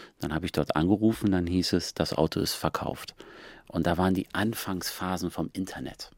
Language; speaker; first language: German; early bilingual, other home language; Persian